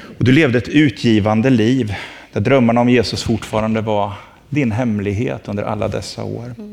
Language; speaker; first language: Swedish; native; Swedish